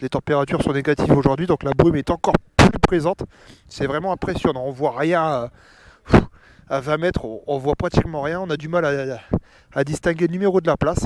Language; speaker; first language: French; native; French